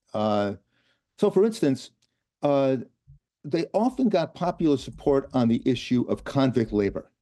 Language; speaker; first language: English; native; English